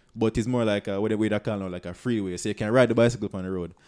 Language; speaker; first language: English; non-native, local second language; Jamaican Creole English